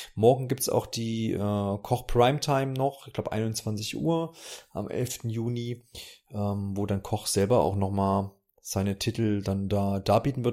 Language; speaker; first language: German; native; German